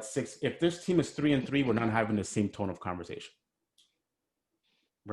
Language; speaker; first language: English; native; English